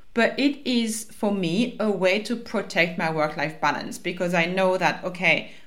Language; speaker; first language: English; non-native, fluent; French